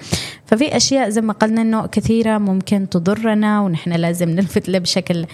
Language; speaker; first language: Arabic; native; Arabic